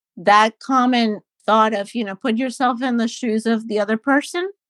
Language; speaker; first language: English; non-native, fluent; Spanish